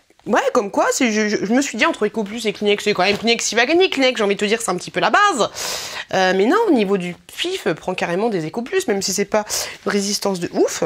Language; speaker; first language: French; native; French